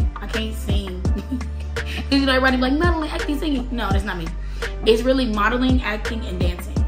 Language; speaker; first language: English; native; English